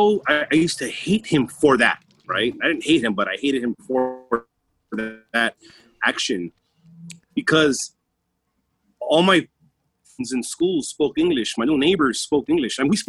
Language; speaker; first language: English; early bilingual, other home language; Spanish